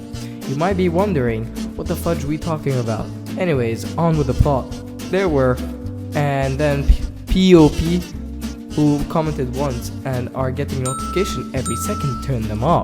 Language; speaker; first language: English; native; English